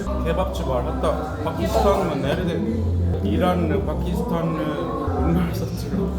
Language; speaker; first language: Turkish; non-native, learner; Korean